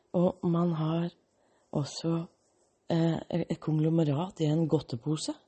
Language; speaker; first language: Norwegian; early bilingual, other home language; Danish